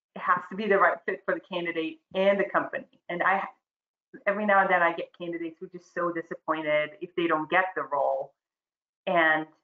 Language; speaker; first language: English; non-native, fluent; Croatian